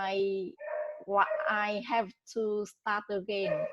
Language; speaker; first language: English; non-native, learner; Vietnamese